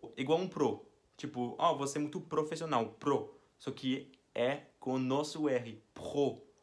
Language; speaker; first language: Portuguese; non-native, fluent; French